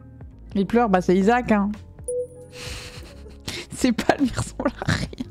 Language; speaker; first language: French; native; French